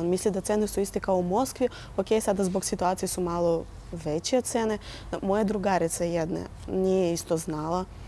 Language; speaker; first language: Croatian; non-native, fluent; Russian